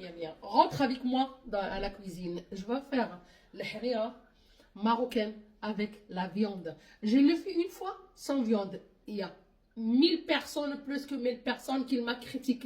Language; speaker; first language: French; non-native, local second language; Arabic